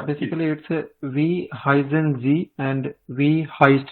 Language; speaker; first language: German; non-native, learner; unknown